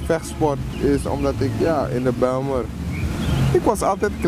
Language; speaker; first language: Dutch; early bilingual, other home language; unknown